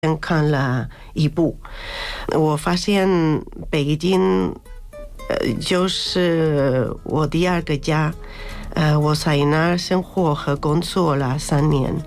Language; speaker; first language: Chinese; non-native, fluent; Spanish